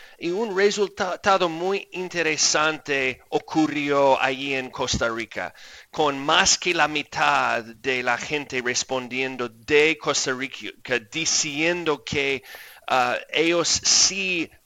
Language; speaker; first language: Spanish; non-native, fluent; English